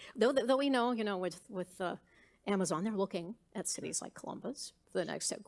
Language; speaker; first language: English; native; English